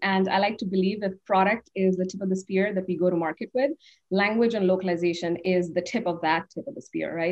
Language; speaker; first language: English; non-native, local second language; Hindi